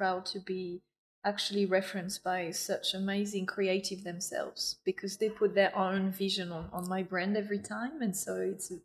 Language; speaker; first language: English; non-native, fluent; French